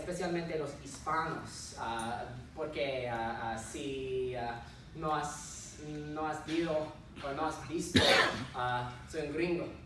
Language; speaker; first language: Spanish; non-native, learner; English